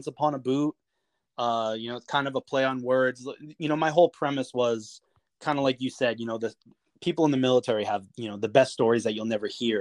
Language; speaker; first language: English; native; English